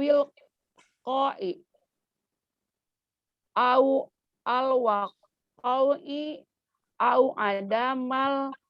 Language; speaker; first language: Arabic; non-native, learner; Indonesian